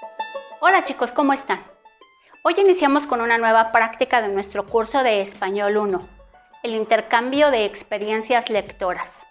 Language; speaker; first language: Spanish; native; Spanish